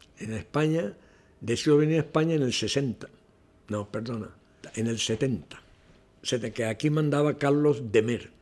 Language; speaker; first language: Spanish; non-native, local second language; Catalan